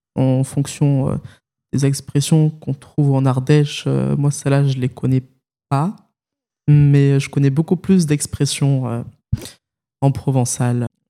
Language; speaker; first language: French; native; French